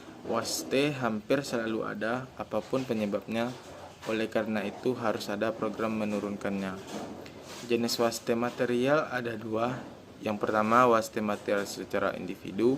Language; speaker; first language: Indonesian; native; Indonesian